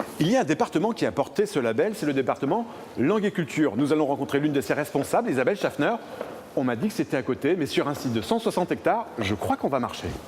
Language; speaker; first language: French; native; French